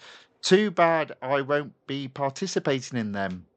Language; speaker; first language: English; native; English